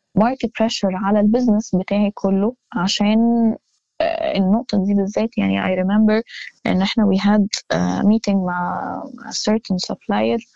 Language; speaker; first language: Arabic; native; Arabic